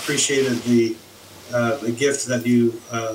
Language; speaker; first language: English; native; English